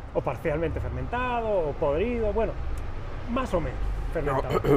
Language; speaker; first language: Spanish; native; Spanish